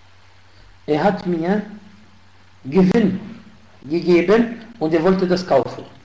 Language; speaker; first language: German; non-native, fluent; Arabic